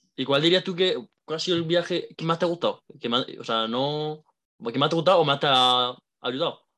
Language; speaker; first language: Spanish; native; Spanish